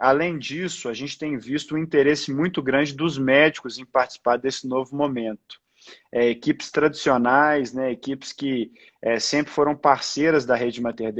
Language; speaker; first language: Portuguese; native; Portuguese